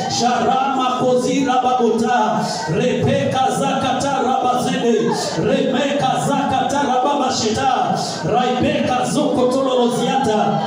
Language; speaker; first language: Swahili; non-native, local second language; Kikuyu